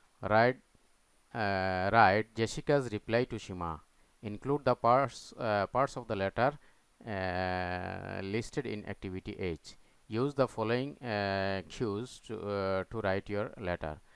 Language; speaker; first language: English; non-native, local second language; Bangla